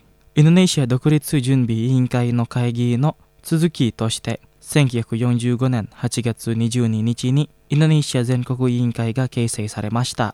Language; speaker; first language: Japanese; non-native, fluent; Indonesian